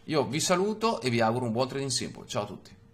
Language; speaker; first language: Italian; native; Italian